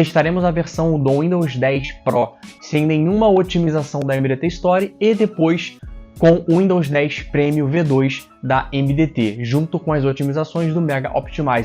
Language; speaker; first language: Portuguese; native; Portuguese